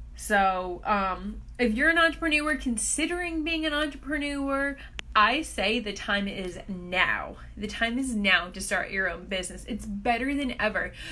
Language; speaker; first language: English; native; English